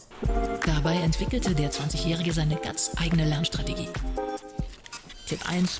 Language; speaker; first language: German; native; German